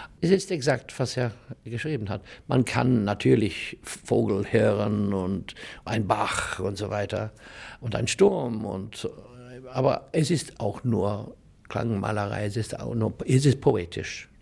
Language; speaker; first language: German; non-native, learner; English